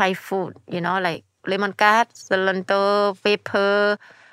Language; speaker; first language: English; non-native, learner; Thai